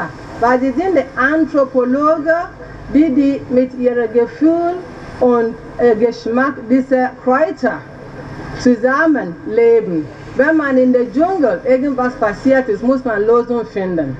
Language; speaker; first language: German; non-native, learner; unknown